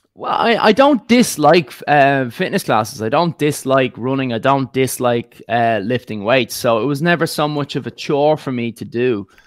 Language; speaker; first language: English; native; English